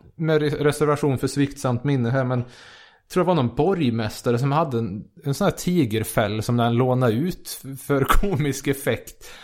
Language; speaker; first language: Swedish; native; Swedish